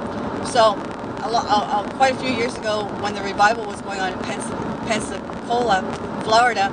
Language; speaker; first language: English; native; English